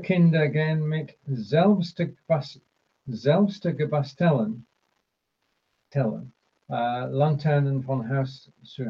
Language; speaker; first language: German; non-native, fluent; English